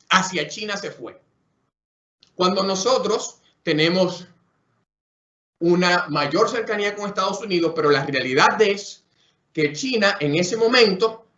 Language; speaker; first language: Spanish; native; Spanish